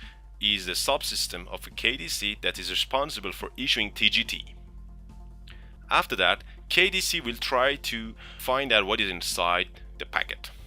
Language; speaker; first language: English; non-native, fluent; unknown